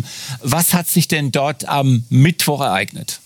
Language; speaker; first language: German; native; German